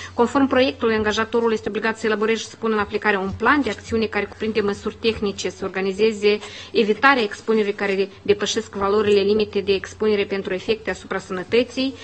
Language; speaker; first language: Romanian; native; Romanian